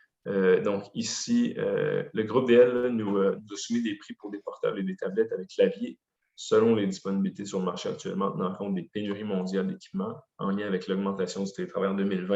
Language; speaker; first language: French; native; French